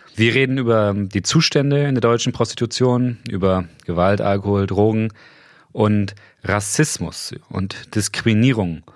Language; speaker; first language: German; native; German